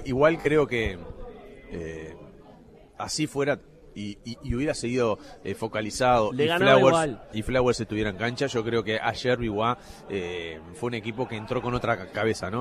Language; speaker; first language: Spanish; native; Spanish